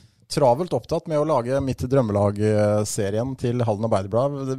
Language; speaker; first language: Norwegian; native; Norwegian